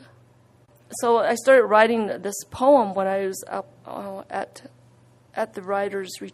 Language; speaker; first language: English; native; English